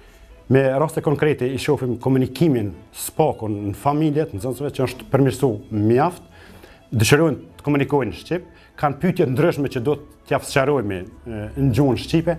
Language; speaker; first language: Albanian; native; Albanian